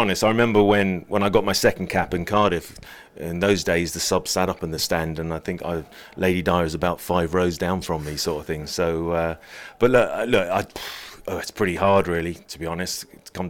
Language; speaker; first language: English; native; English